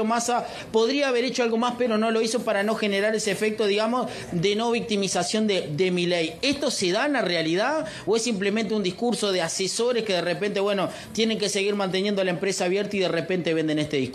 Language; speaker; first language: Spanish; native; Spanish